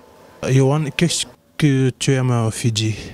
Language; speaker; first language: French; non-native, learner; Fijian